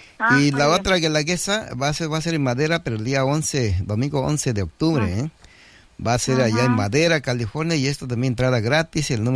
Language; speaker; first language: Spanish; native; Spanish